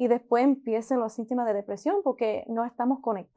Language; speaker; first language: Spanish; early bilingual, heritage; Spanish